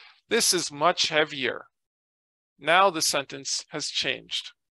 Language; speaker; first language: English; native; English